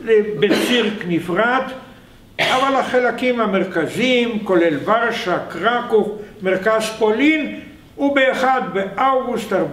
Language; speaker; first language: Hebrew; non-native, fluent; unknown